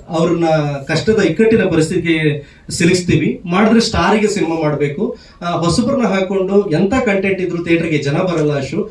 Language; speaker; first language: Kannada; native; Kannada